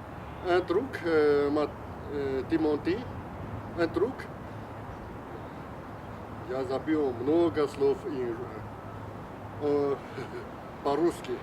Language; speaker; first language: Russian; non-native, learner; Chinese